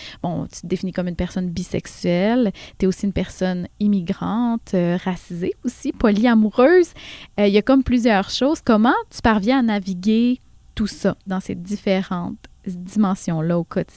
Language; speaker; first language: French; native; French